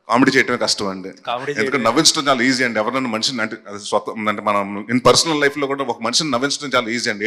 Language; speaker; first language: Telugu; native; Telugu